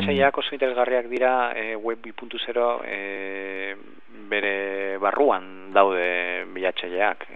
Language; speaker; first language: Basque; non-native, learner; Spanish